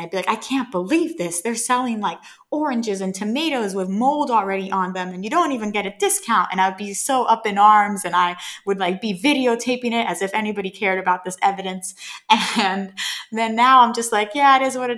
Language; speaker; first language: English; native; English